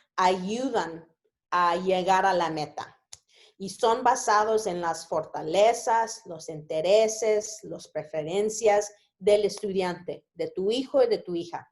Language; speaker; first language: Spanish; early bilingual, heritage; Spanish